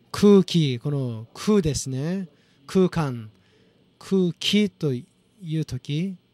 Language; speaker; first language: Japanese; non-native, fluent; Korean